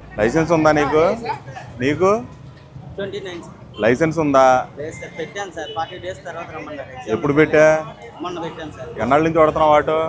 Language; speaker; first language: Telugu; native; Telugu